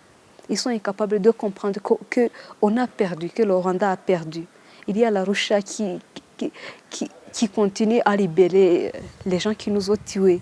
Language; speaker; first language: French; non-native, local second language; Kinyarwanda